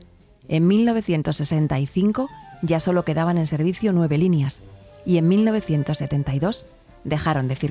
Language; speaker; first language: Spanish; native; Spanish